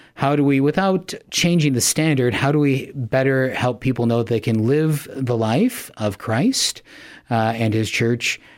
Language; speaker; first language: English; native; English